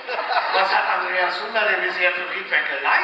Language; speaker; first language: German; native; German